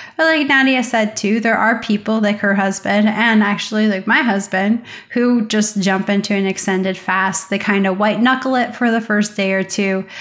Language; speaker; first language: English; native; English